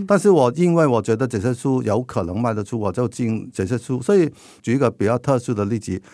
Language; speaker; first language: Chinese; non-native, local second language; Cantonese